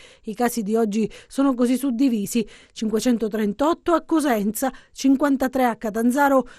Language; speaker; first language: Italian; native; Italian